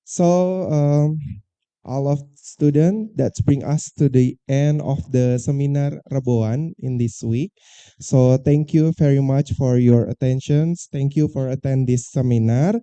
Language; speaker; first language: English; non-native, learner; Indonesian